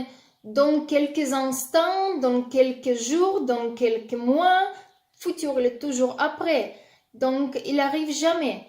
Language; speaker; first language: French; non-native, learner; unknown